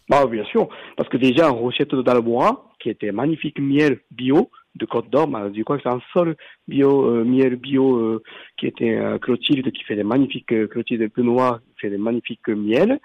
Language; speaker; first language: French; non-native, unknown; Japanese